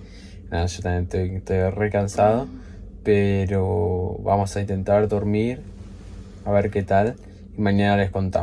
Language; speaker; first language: Spanish; native; Spanish